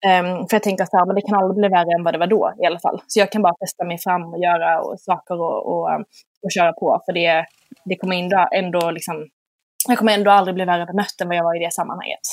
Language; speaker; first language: Swedish; native; Swedish